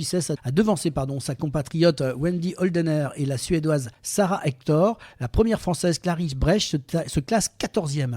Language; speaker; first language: French; native; French